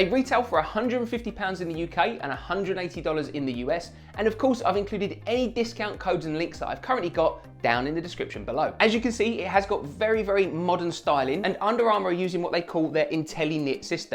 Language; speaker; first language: English; native; English